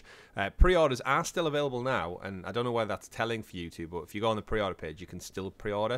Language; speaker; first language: English; native; English